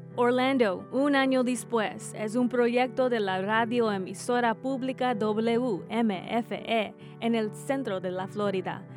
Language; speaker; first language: Spanish; early bilingual, heritage; Spanish